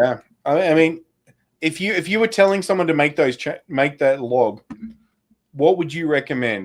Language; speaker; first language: English; native; English